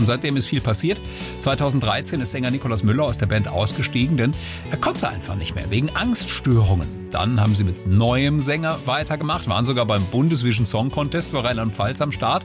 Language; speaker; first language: German; native; German